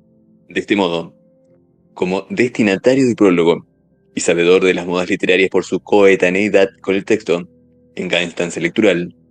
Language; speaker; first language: Spanish; native; Spanish